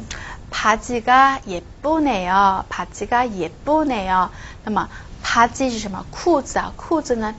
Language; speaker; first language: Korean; non-native, fluent; Chinese